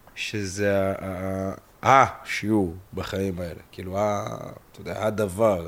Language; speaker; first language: Hebrew; native; Hebrew